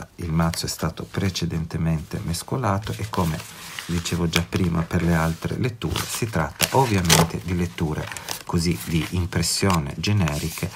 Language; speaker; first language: Italian; native; Italian